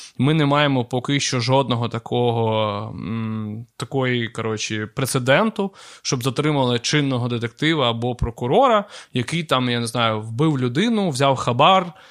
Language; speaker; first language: Ukrainian; non-native, local second language; Russian